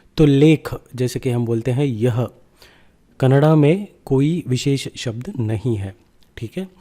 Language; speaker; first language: Hindi; non-native, local second language; Kannada